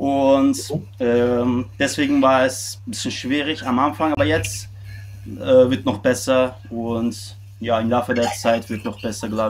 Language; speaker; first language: German; non-native, fluent; Turkish